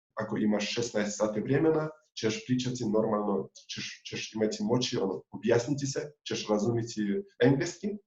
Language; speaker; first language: Bosnian; non-native, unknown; Tatar